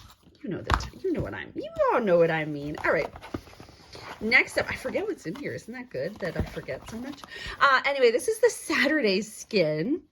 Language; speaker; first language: English; native; English